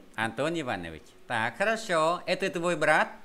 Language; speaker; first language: Russian; non-native, fluent; Vietnamese